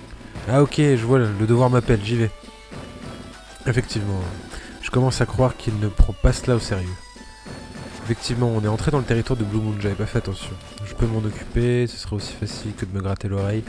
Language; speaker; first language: French; native; French